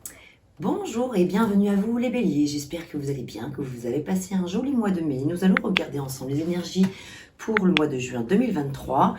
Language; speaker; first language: French; native; French